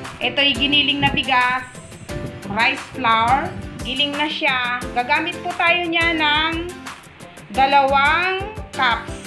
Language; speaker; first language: Filipino; non-native, local second language; Bikol